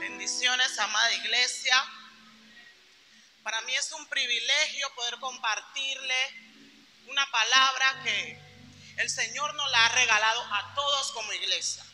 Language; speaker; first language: Spanish; native; Spanish